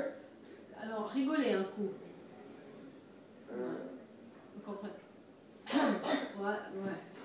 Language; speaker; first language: French; native; French